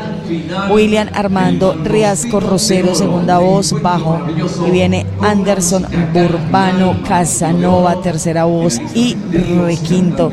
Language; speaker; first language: Spanish; native; Spanish